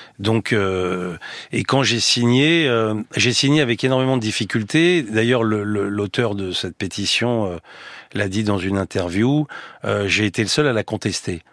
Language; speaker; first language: French; native; French